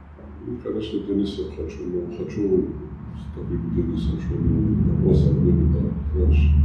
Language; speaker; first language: Russian; non-native, fluent; Georgian